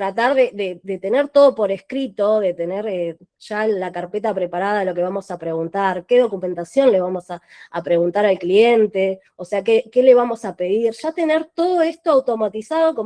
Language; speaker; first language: Spanish; native; Spanish